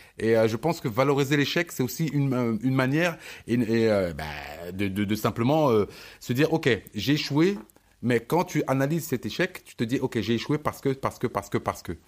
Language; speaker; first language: French; early bilingual, other home language; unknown